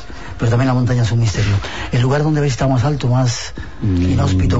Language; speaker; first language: Spanish; native; Spanish